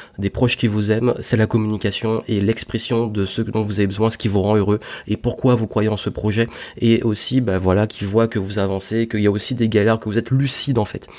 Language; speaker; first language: French; native; French